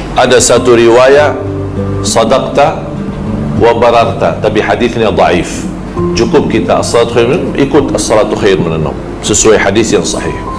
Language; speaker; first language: Malay; non-native, fluent; Arabic